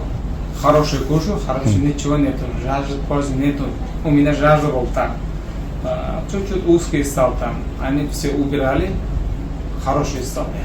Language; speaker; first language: Russian; non-native, learner; Tajik